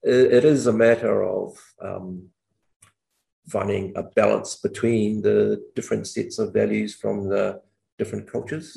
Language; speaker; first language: English; native; English